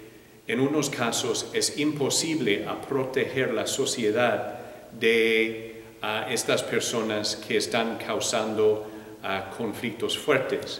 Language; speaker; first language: Spanish; non-native, fluent; English